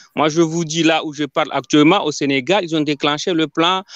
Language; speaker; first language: French; non-native, local second language; Ngazidja Comorian